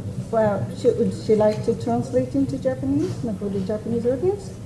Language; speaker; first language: English; non-native, fluent; Japanese